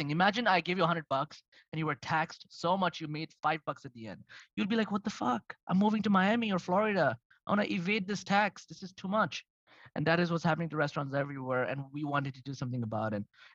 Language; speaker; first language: English; non-native, fluent; Arabic